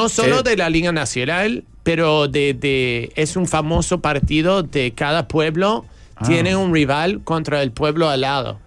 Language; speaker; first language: Spanish; non-native, fluent; English